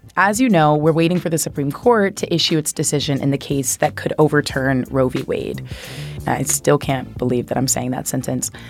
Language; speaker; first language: English; native; English